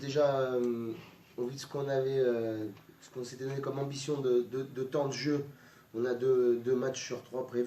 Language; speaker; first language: French; native; French